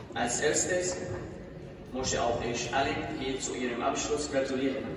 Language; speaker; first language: German; non-native, fluent; Arabic